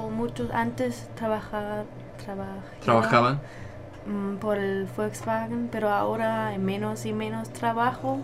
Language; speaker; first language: Spanish; non-native, learner; German